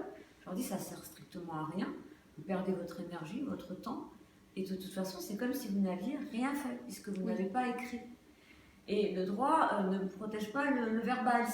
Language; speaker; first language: French; native; French